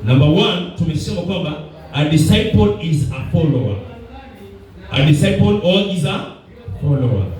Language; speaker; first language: English; non-native, local second language; Swahili